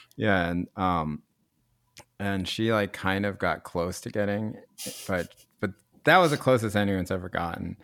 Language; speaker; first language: English; native; English